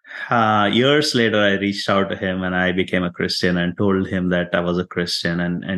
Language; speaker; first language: English; non-native, local second language; Tamil